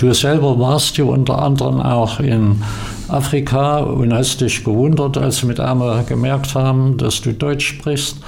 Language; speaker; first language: German; native; German